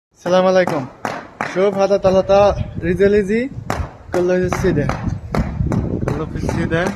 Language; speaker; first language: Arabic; non-native, learner; Hindi